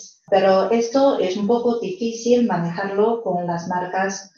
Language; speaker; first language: Spanish; non-native, fluent; Chinese